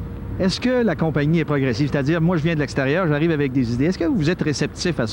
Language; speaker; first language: French; native; French